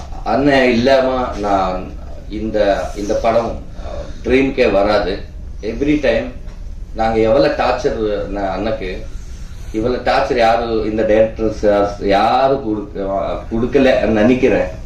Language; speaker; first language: Tamil; non-native, learner; Telugu